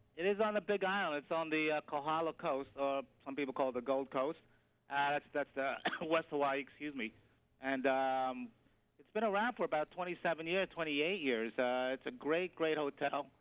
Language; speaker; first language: English; native; English